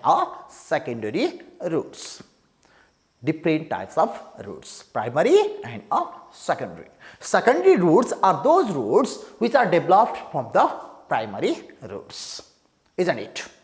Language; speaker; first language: English; non-native, local second language; Nepali